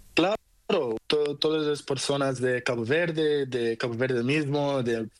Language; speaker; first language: Spanish; non-native, learner; Portuguese